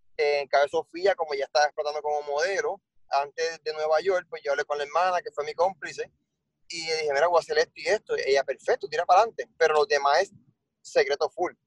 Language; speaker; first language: Spanish; native; Spanish